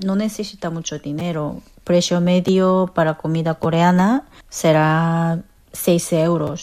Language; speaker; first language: Spanish; non-native, local second language; Korean